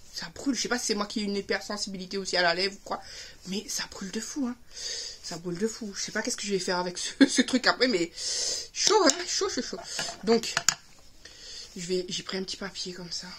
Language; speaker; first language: French; native; French